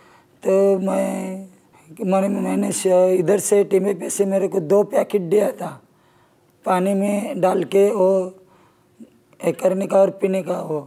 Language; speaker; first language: Hindi; non-native, local second language; Marathi